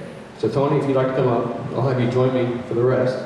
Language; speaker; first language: English; native; English